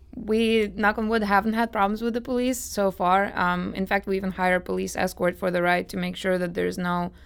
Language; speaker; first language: English; non-native, fluent; Russian